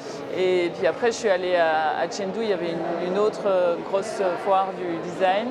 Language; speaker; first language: French; native; French